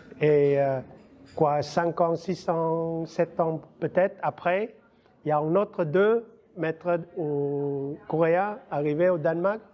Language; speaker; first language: French; non-native, learner; Vietnamese